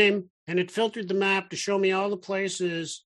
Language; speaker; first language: English; native; English